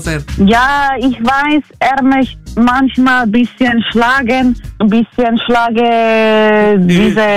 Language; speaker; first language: German; non-native, learner; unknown